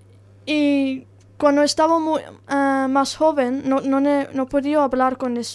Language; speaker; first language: Spanish; non-native, learner; Italian